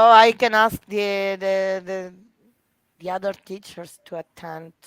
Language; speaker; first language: English; non-native, fluent; Italian